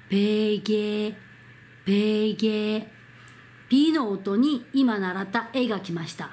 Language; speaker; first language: Japanese; non-native, fluent; Korean